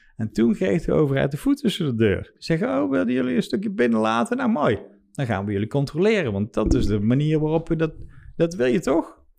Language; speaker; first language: Dutch; native; Dutch